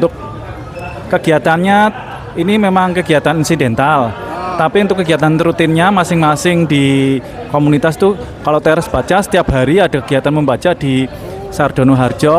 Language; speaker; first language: Indonesian; native; Indonesian